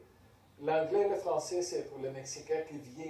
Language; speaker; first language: French; non-native, fluent; Spanish